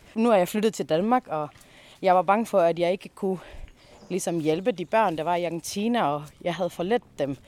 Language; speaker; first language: Danish; early bilingual, heritage; Spanish